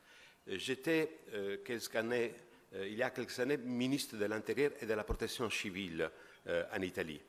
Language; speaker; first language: French; non-native, fluent; Italian